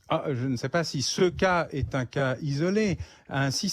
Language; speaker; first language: French; native; French